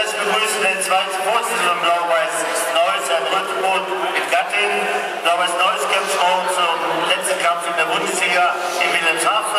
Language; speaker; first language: German; native; German